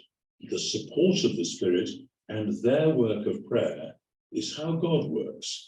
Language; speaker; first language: English; native; English